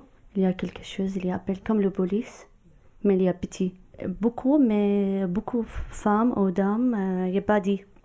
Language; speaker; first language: French; non-native, learner; Arabic